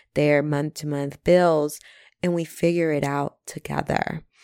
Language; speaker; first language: English; early bilingual, other home language; Spanish